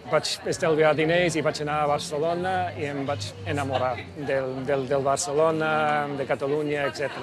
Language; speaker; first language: Catalan; non-native, fluent; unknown